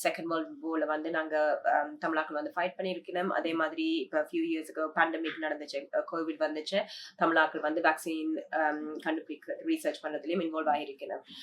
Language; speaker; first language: Tamil; early bilingual, heritage; Tamil